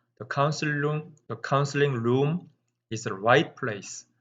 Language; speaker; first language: English; non-native, fluent; Korean